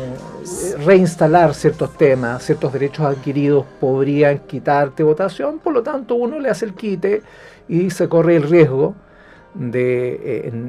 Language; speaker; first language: Spanish; native; Spanish